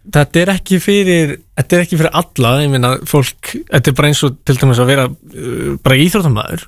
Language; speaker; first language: Icelandic; native; Icelandic